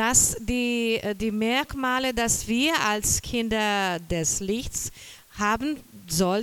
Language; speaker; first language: German; non-native, fluent; Portuguese